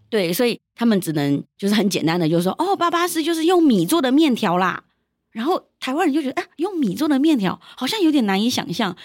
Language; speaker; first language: Chinese; early bilingual, heritage; Chinese